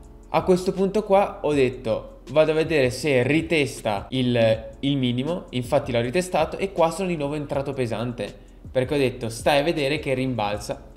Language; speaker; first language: Italian; native; Italian